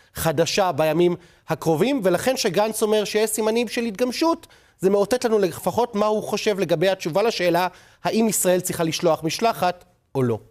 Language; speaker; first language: Hebrew; native; Hebrew